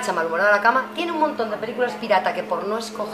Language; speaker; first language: Spanish; native; Spanish